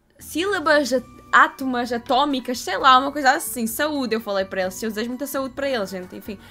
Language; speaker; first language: Portuguese; early bilingual, other home language; Ukrainian